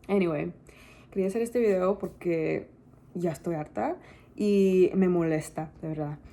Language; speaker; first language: Spanish; early bilingual, heritage; Spanish